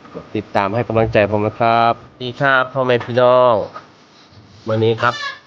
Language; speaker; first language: Thai; native; Thai